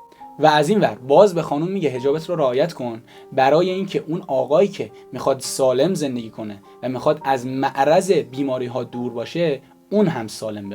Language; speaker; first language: Persian; native; Persian